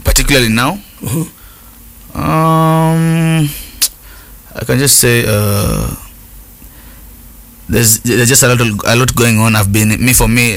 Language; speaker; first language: English; non-native, local second language; Swahili